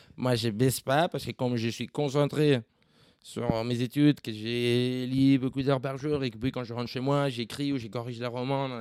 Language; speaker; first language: French; non-native, fluent; Spanish